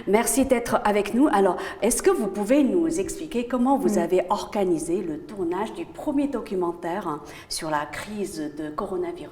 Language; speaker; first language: French; native; French